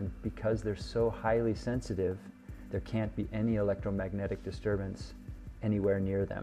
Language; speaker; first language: English; native; English